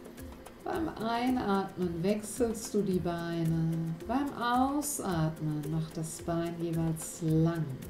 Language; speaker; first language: German; native; German